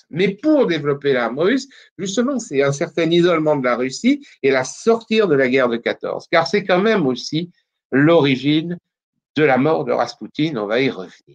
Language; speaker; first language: French; native; French